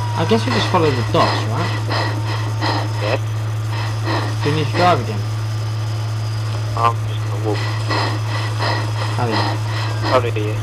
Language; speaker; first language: English; native; English